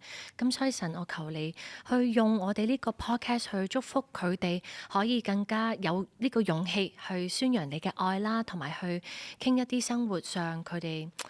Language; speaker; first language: Cantonese; native; Cantonese